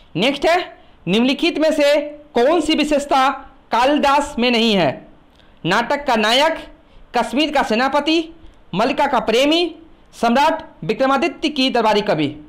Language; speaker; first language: Hindi; native; Hindi